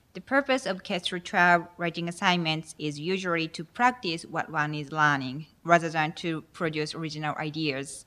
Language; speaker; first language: English; non-native, fluent; Japanese